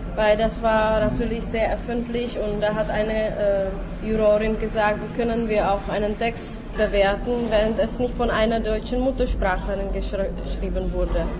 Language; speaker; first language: German; non-native, fluent; Czech